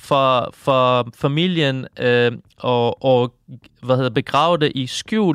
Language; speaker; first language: Danish; non-native, fluent; Persian